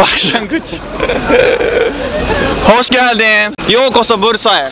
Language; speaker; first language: Turkish; non-native, learner; Japanese